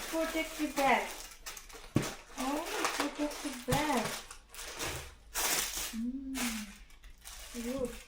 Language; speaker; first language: English; non-native, learner; Nepali